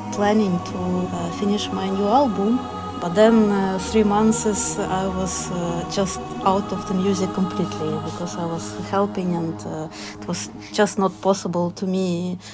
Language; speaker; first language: English; non-native, fluent; Ukrainian